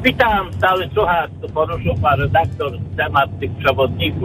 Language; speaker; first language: Polish; native; Polish